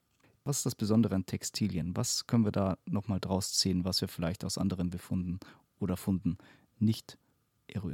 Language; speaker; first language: German; native; German